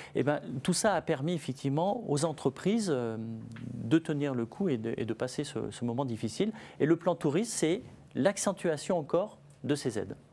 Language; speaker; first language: French; native; French